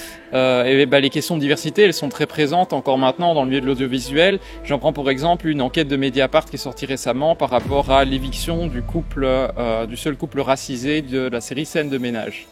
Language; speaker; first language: French; native; French